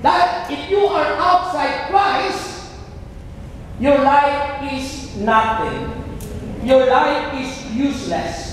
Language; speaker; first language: English; non-native, local second language; Filipino